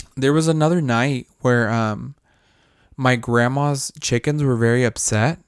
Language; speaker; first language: English; early bilingual, other home language; Spanish